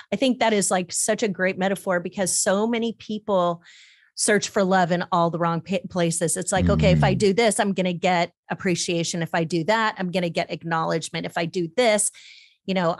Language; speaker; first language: English; native; English